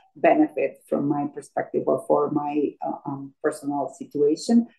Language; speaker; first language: English; non-native, fluent; Spanish